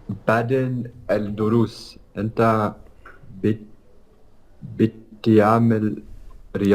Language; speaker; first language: Arabic; non-native, learner; English